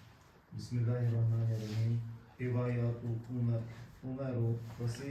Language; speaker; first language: Arabic; non-native, learner; Kashmiri